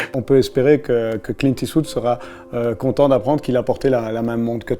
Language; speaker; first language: French; native; French